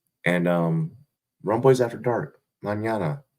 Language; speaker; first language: English; native; English